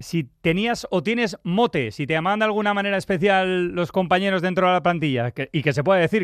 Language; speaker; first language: Spanish; native; Spanish